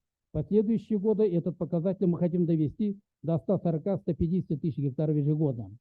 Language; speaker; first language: Russian; native; Russian